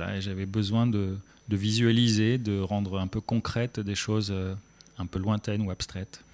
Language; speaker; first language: French; early bilingual, other home language; German